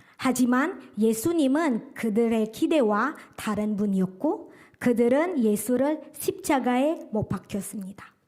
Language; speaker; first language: Korean; non-native, fluent; Indonesian